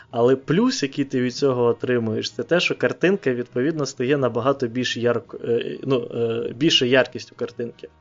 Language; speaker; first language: Ukrainian; non-native, local second language; Russian